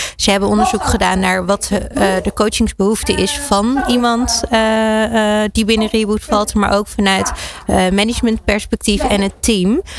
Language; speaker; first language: Dutch; early bilingual, other home language; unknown